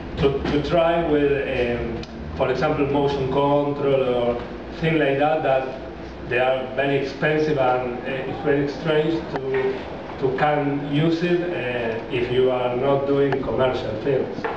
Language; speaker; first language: English; non-native, learner; Spanish